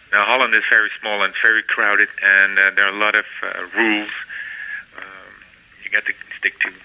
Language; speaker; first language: English; non-native, fluent; Dutch